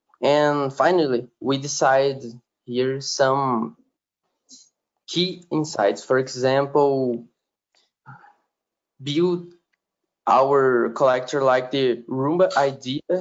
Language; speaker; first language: English; non-native, learner; Portuguese